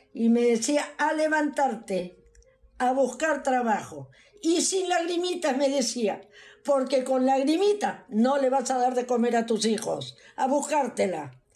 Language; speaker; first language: Spanish; native; Spanish